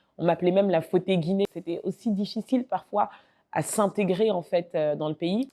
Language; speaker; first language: French; early bilingual, other home language; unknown